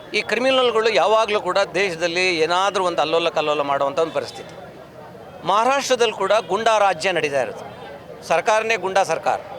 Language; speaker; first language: Kannada; native; Kannada